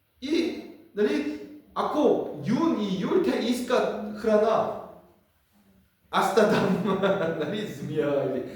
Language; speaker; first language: Bulgarian; non-native, learner; Korean